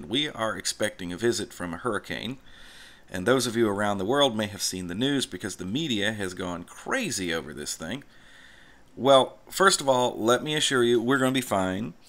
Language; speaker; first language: English; native; English